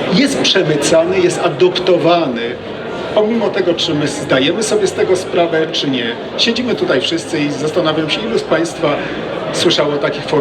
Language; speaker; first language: Polish; native; Polish